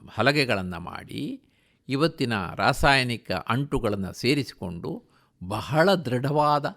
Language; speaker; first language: Kannada; native; Kannada